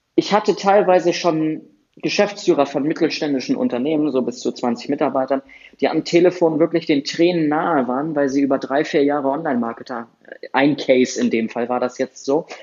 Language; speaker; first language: German; native; German